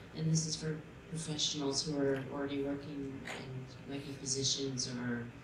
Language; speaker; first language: English; non-native, fluent; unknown